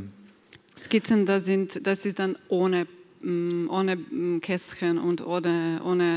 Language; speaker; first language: German; non-native, fluent; Slovenian